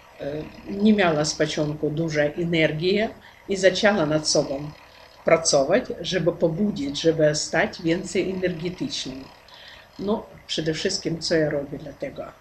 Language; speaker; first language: Polish; non-native, learner; Ukrainian